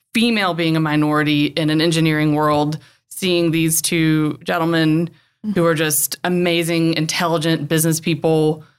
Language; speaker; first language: English; native; English